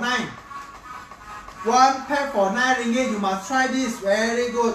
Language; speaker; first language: English; non-native, local second language; Chinese